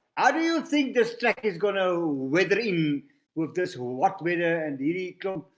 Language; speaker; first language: English; non-native, local second language; Afrikaans